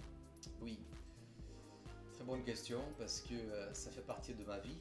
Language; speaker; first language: French; non-native, fluent; Portuguese